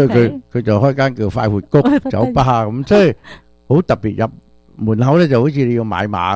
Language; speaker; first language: Chinese; early bilingual, other home language; Cantonese